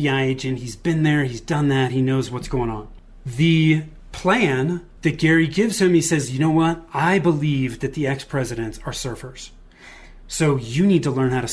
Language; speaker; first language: English; native; English